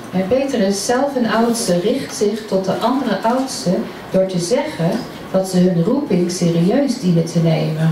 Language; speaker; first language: Dutch; native; Dutch